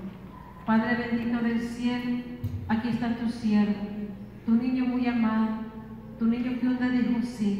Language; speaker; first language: Spanish; native; Spanish